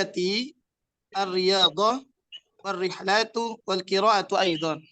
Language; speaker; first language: Arabic; non-native, learner; Indonesian